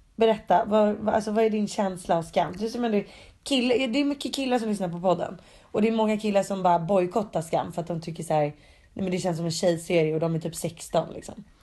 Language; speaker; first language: Swedish; early bilingual, other home language; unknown